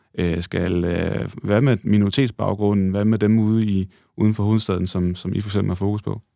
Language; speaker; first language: Danish; native; Danish